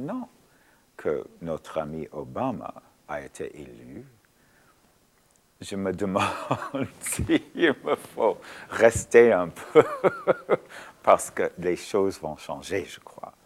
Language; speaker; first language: French; non-native, fluent; English